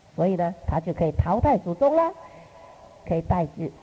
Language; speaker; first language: Chinese; native; Chinese